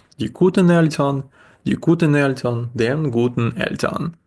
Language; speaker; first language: German; non-native, fluent; Ukrainian